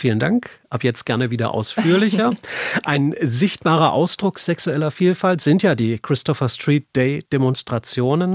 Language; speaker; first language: German; native; German